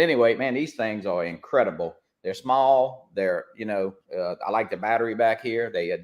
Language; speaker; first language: English; native; English